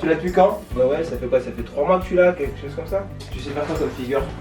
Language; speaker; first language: French; native; French